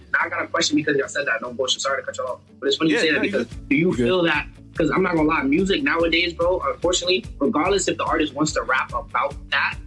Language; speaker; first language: English; native; English